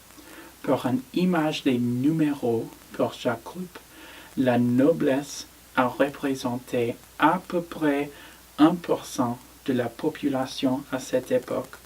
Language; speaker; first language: French; non-native, learner; English